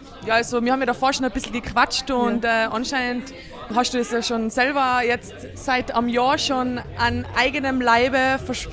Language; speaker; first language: German; native; German